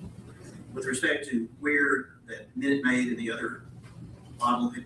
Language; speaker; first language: English; native; English